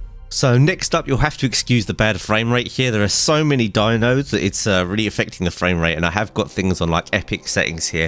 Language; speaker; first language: English; native; English